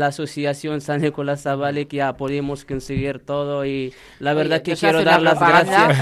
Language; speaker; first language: Spanish; non-native, learner; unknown